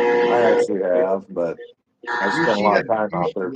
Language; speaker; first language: English; native; English